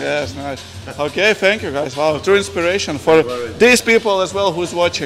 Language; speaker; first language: English; non-native, fluent; Lithuanian